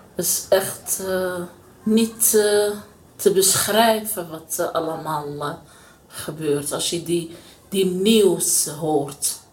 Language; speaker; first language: Dutch; non-native, learner; Arabic